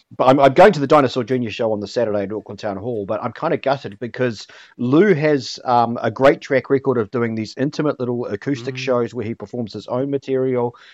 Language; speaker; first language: English; native; English